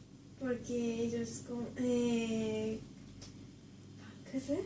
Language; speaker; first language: Spanish; non-native, learner; Japanese